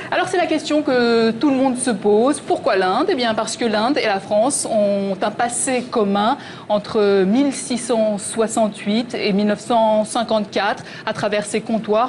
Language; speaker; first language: French; native; French